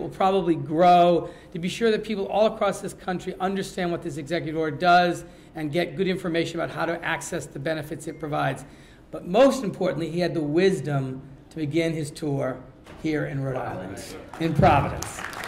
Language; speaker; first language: English; native; English